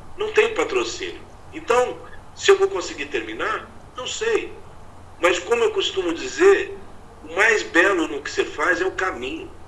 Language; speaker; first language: Portuguese; native; Portuguese